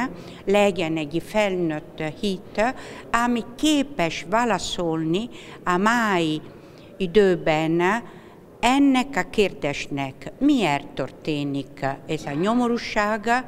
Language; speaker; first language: Hungarian; non-native, learner; Italian